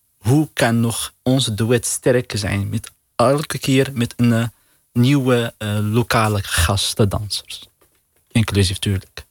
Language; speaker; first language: Dutch; non-native, learner; Arabic